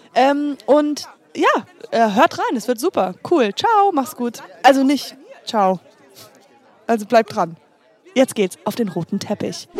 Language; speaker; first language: German; native; German